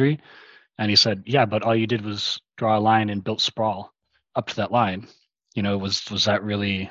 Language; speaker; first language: English; native; English